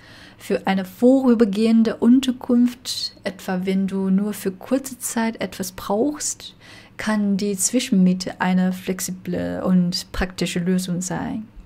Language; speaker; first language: German; non-native, fluent; Chinese